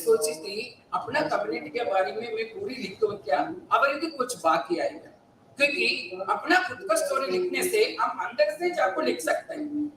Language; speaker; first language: Hindi; non-native, local second language; Tamil